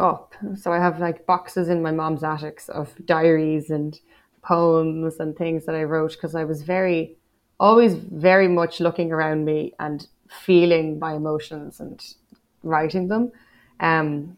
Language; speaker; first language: English; native; English